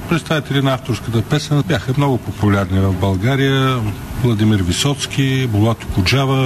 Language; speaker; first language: Bulgarian; native; Bulgarian